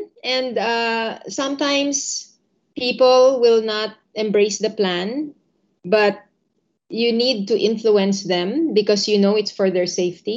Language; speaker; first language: English; non-native, local second language; Filipino